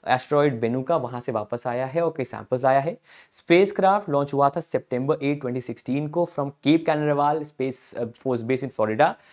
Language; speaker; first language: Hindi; native; Hindi